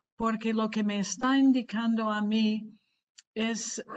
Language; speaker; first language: Spanish; non-native, fluent; English